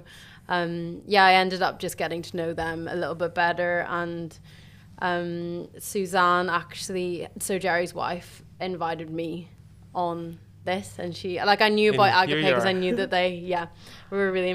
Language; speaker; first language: English; native; English